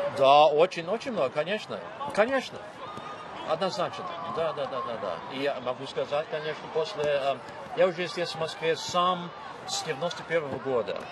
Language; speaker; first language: Russian; non-native, fluent; English